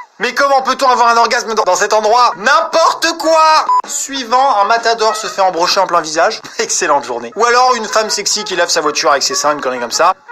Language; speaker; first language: French; native; French